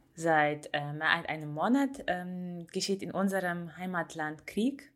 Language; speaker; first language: German; non-native, fluent; Ukrainian